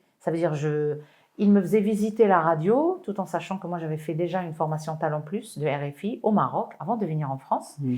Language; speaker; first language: French; non-native, local second language; Arabic